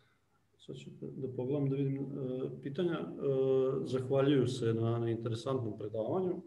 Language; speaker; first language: Serbian; native; Serbian